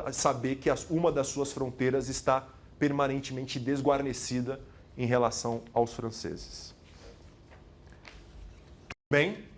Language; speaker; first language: Portuguese; native; Portuguese